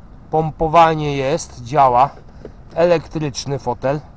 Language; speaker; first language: Polish; native; Polish